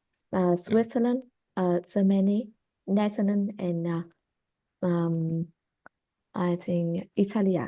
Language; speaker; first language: English; non-native, learner; Vietnamese